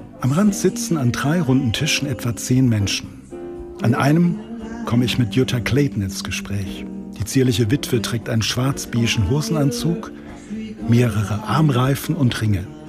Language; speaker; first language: German; native; German